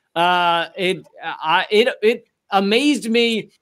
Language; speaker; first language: English; native; English